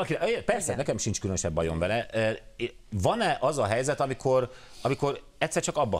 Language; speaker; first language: Hungarian; native; Hungarian